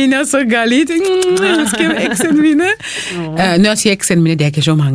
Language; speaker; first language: Norwegian; non-native, fluent; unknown